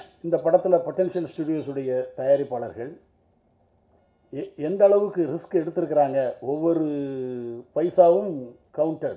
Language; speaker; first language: Tamil; native; Tamil